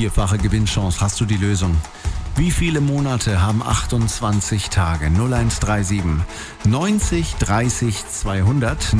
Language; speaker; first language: German; native; German